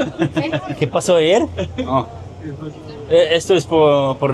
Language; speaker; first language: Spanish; non-native, learner; Polish